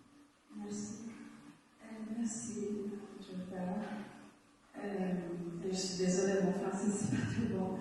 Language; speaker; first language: French; non-native, learner; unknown